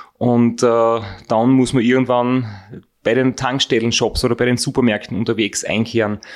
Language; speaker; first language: German; native; German